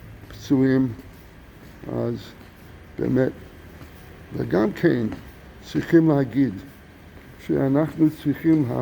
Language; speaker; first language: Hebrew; non-native, fluent; English